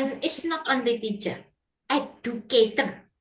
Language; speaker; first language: English; non-native, learner; Indonesian